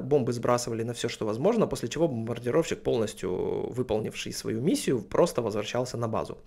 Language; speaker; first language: Russian; native; Russian